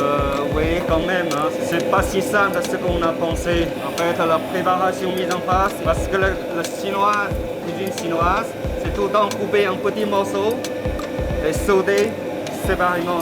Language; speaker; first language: French; non-native, fluent; Chinese